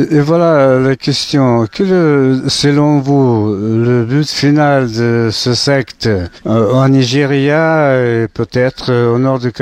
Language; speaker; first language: French; non-native, fluent; Russian